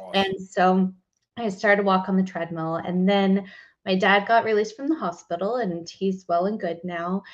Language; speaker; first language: English; native; English